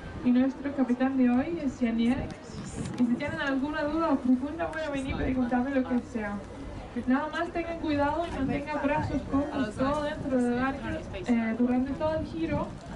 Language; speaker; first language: Spanish; non-native, fluent; Danish